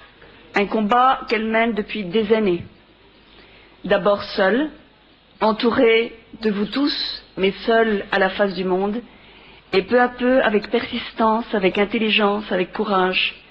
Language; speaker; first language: French; non-native, fluent; Spanish